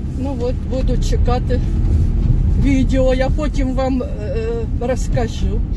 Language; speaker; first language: Ukrainian; non-native, local second language; Russian